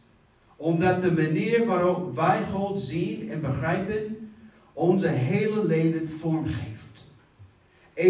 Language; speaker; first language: Dutch; non-native, fluent; English